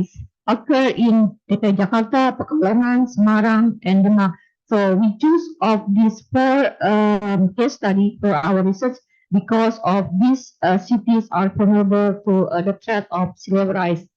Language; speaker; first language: English; non-native, fluent; Indonesian